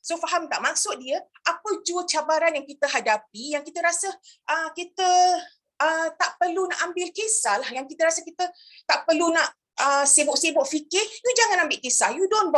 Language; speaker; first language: Malay; native; Malay